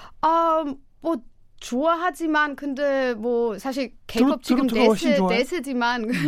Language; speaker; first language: Korean; non-native, fluent; German